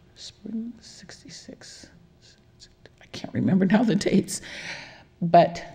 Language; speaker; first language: English; native; English